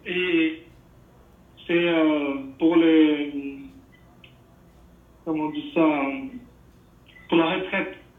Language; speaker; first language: French; non-native, fluent; Portuguese